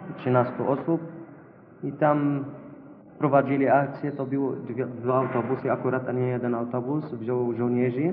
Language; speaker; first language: Polish; non-native, learner; Arabic